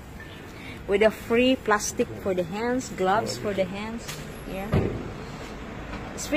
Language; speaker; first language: English; non-native, local second language; Cebuano